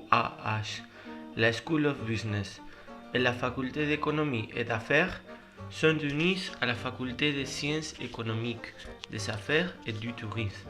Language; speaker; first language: French; non-native, learner; Spanish